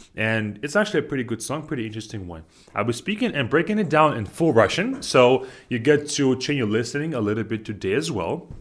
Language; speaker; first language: English; non-native, fluent; Russian